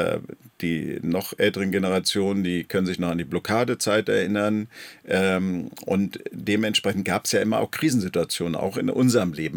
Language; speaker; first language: German; native; German